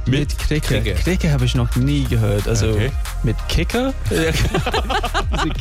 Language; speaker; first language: German; non-native, fluent; English